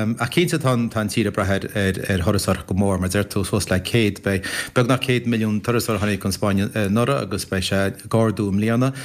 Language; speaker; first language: Irish; native; Irish